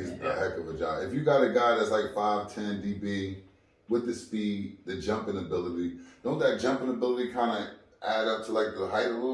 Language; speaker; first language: English; native; English